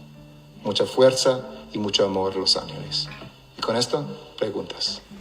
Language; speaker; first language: Spanish; non-native, local second language; English